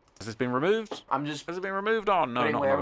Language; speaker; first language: English; native; English